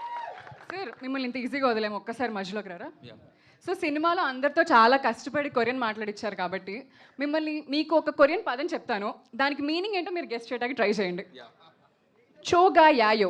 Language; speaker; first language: Telugu; native; Telugu